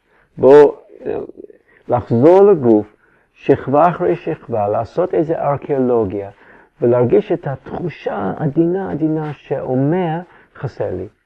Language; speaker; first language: Hebrew; non-native, fluent; English